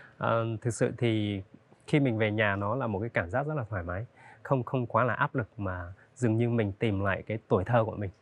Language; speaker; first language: Vietnamese; non-native, local second language; Hmong